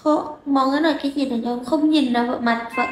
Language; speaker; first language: Vietnamese; non-native, learner; Indonesian